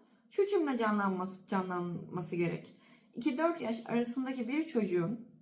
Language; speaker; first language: Turkish; native; Turkish